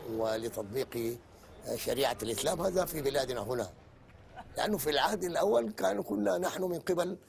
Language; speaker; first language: Arabic; native; Arabic